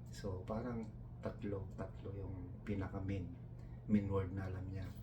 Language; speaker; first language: Filipino; non-native, local second language; Iloko